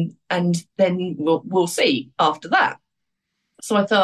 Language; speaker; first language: English; native; English